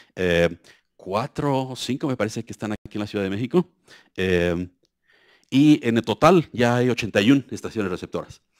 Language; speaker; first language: Spanish; native; Spanish